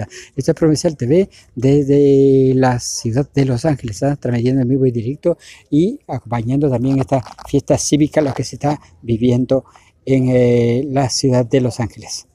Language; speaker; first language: Spanish; native; Spanish